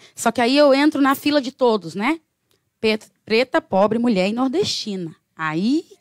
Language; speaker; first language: Portuguese; native; Portuguese